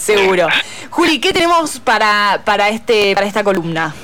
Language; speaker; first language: Spanish; native; Spanish